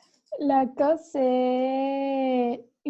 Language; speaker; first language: French; non-native, learner; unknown